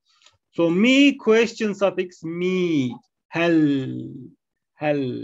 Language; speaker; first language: English; non-native, learner; Arabic